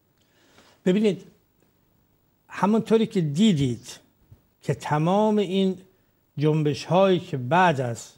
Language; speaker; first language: Persian; native; Persian